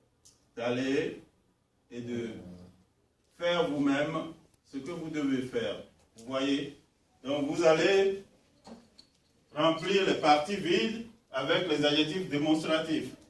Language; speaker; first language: French; non-native, fluent; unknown